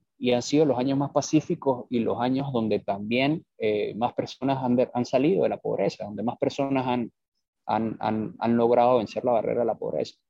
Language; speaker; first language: Spanish; native; Spanish